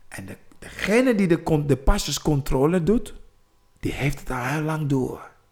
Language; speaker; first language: Dutch; non-native, fluent; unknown